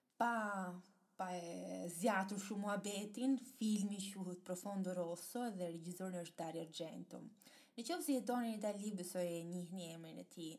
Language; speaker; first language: Albanian; early bilingual, heritage; Albanian